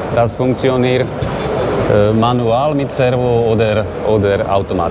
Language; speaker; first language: German; non-native, learner; Slovak